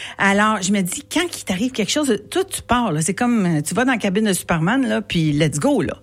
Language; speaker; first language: French; native; French